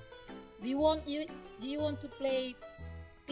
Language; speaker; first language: English; non-native, learner; Indonesian